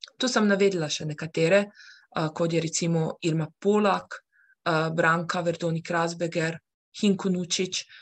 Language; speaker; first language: Slovenian; early bilingual, heritage; Slovenian